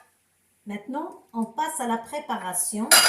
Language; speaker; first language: French; non-native, local second language; Arabic